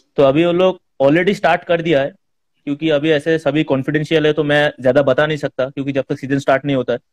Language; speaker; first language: Hindi; non-native, local second language; Bangla